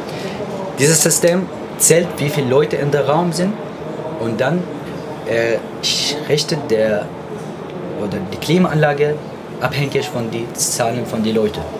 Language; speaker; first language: German; non-native, fluent; Arabic